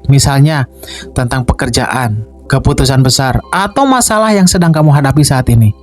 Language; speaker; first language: Indonesian; native; Indonesian